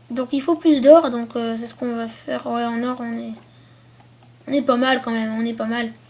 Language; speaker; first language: French; native; French